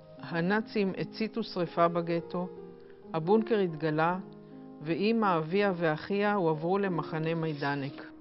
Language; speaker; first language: Hebrew; native; Hebrew